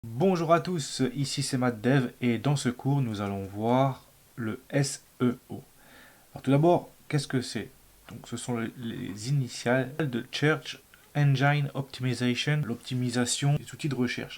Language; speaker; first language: French; native; French